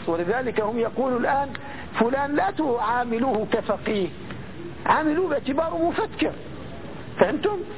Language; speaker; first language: Arabic; native; Arabic